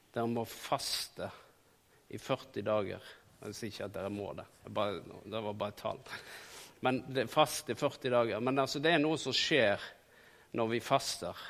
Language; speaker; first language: Norwegian; native; Norwegian